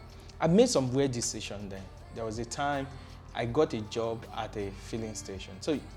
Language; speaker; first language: English; non-native, local second language; Yoruba